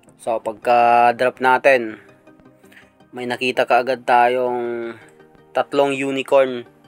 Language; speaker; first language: Filipino; non-native, local second language; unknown